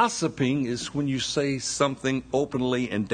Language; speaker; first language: English; native; English